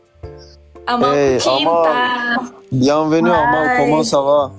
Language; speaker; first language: French; non-native, learner; Turkish